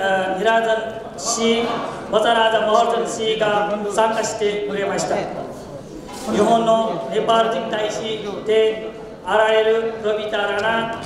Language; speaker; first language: Japanese; non-native, fluent; Newari